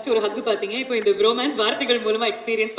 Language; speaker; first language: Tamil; native; Tamil